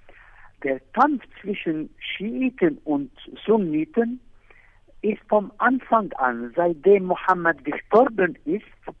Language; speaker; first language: German; non-native, fluent; Arabic